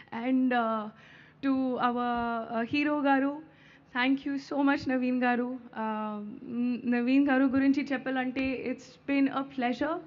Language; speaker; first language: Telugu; non-native, learner; Hindi